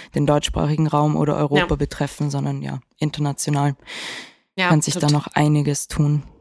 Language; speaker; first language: German; native; German